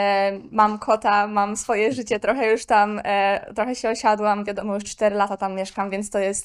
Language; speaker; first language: Polish; native; Polish